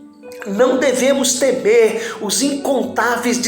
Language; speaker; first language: Portuguese; native; Portuguese